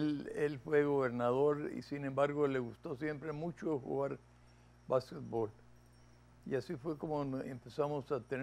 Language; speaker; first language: Spanish; early bilingual, heritage; Spanish